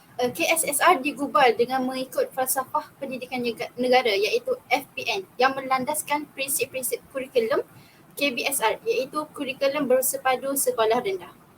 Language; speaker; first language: Malay; native; Malay